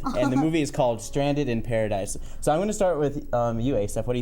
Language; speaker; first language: English; native; English